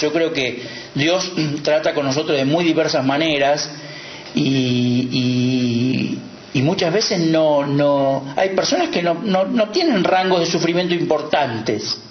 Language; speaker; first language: Spanish; native; Spanish